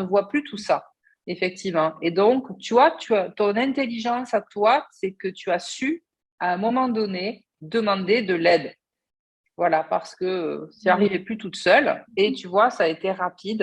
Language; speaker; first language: French; native; French